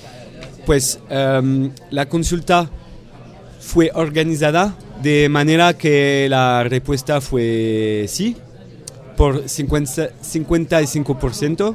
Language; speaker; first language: Spanish; non-native, fluent; French